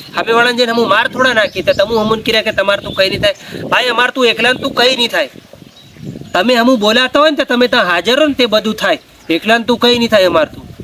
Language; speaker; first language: Gujarati; non-native, local second language; Bhili